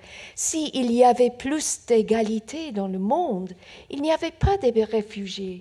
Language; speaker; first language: French; non-native, fluent; Persian